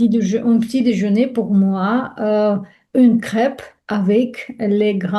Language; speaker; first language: French; non-native, learner; Russian